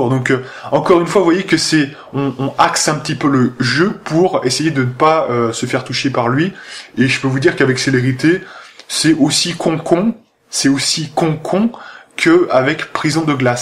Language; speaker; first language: French; native; French